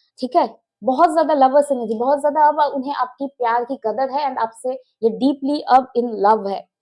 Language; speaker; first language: Hindi; non-native, local second language; Bangla